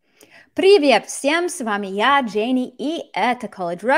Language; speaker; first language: Russian; non-native, fluent; English